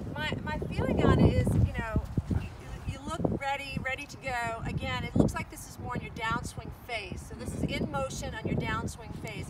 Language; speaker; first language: English; native; English